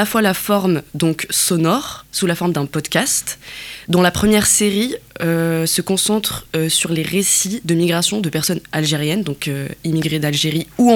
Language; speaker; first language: French; non-native, local second language; Kabyle